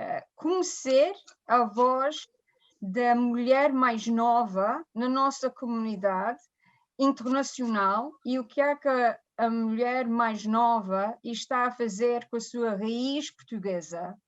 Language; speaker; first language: Portuguese; early bilingual, heritage; Portuguese